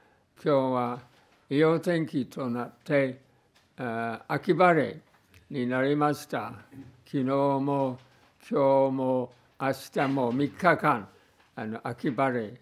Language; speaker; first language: Japanese; non-native, fluent; English